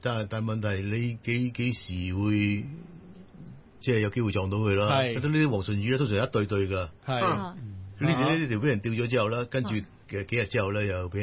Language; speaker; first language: Cantonese; native; Cantonese